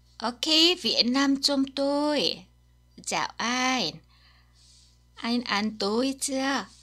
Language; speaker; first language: Vietnamese; non-native, learner; Korean